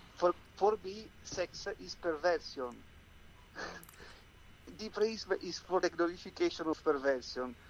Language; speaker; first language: English; non-native, learner; Italian